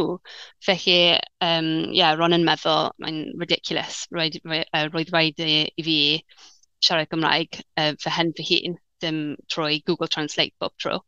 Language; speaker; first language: Welsh; non-native, learner; English